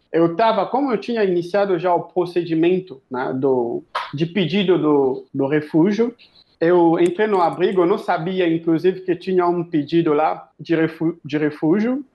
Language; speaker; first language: Portuguese; non-native, fluent; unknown